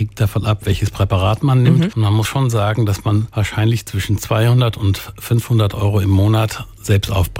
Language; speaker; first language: German; native; German